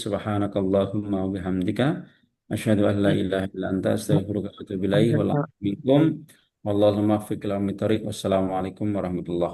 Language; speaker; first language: Arabic; non-native, fluent; Indonesian